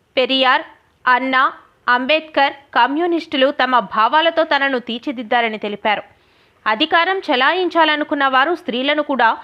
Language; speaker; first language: Telugu; native; Telugu